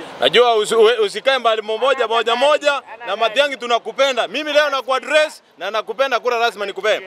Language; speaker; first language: Swahili; non-native, local second language; Gusii